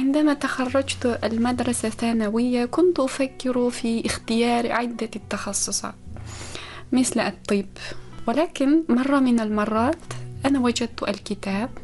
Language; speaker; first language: Arabic; non-native, fluent; Uzbek